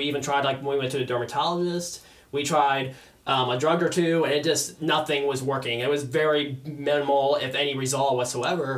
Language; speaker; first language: English; native; English